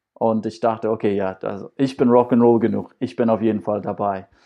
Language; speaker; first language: German; non-native, fluent; English